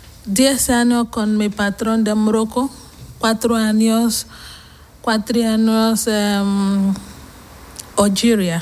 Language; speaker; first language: Spanish; non-native, learner; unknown